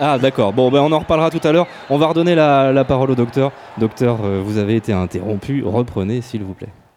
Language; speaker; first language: French; native; French